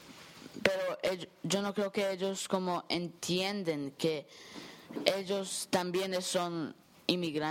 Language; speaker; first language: Spanish; early bilingual, heritage; Spanish